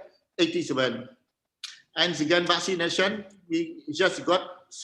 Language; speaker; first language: English; non-native, learner; Khmer